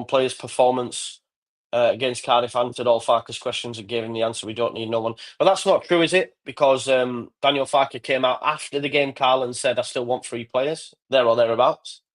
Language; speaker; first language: English; native; English